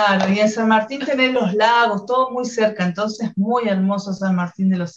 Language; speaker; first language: Spanish; native; Spanish